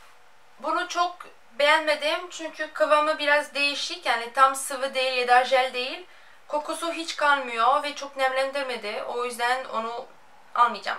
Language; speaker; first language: Turkish; non-native, fluent; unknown